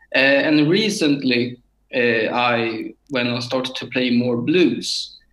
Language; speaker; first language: English; non-native, learner; Swedish